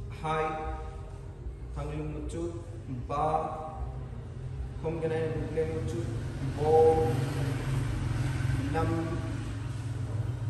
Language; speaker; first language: Vietnamese; non-native, learner; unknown